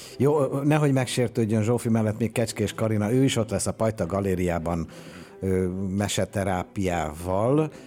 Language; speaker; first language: Hungarian; native; Hungarian